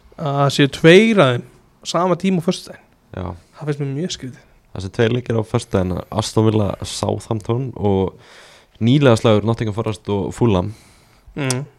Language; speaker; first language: Icelandic; native; Icelandic